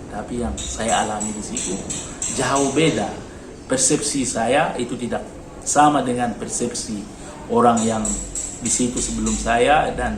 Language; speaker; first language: Indonesian; non-native, learner; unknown